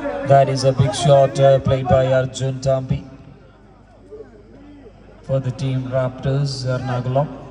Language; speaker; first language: English; non-native, local second language; Malayalam